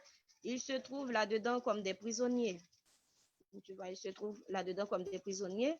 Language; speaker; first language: French; non-native, local second language; Haitian Creole